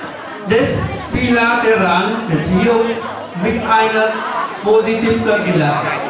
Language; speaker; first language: German; non-native, fluent; Vietnamese